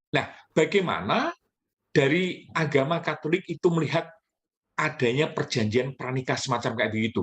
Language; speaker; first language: Malay; native; Malay